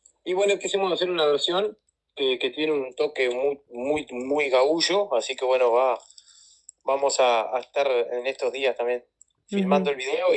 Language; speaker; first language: Spanish; native; Spanish